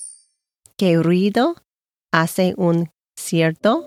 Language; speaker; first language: Spanish; non-native, learner; English